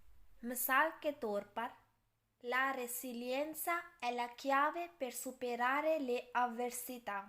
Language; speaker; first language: Italian; non-native, fluent; Urdu